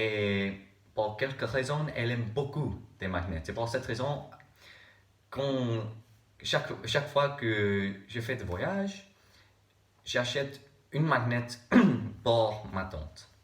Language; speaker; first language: French; non-native, learner; English